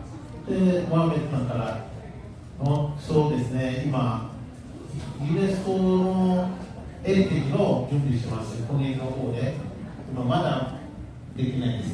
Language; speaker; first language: Japanese; non-native, learner; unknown